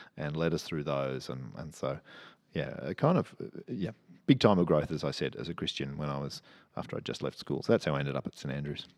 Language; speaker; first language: English; native; English